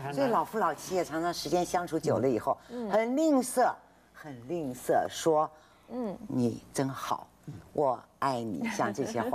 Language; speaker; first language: Chinese; native; Chinese